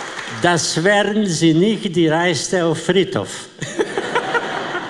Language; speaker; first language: German; non-native, learner; Slovenian